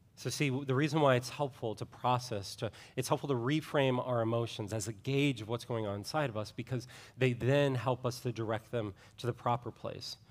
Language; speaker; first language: English; native; English